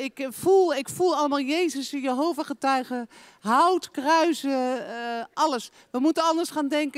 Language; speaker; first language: Dutch; native; Dutch